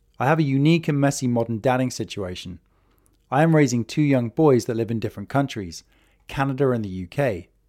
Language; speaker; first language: English; native; English